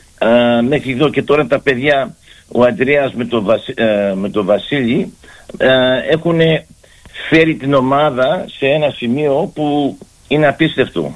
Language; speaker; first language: Greek; early bilingual, heritage; Greek